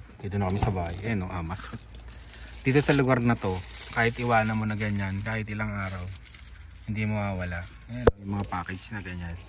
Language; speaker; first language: Filipino; native; Filipino